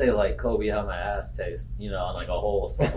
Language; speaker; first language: English; native; English